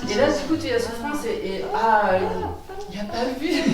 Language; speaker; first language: French; native; French